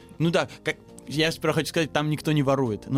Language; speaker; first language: Russian; early bilingual, heritage; Russian